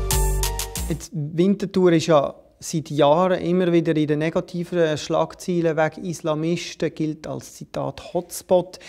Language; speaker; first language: German; native; German